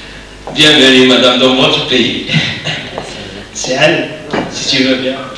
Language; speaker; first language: French; non-native, local second language; Arabic